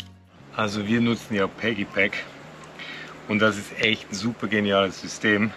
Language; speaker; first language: German; native; German